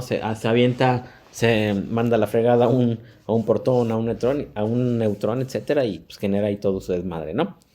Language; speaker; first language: Spanish; native; Spanish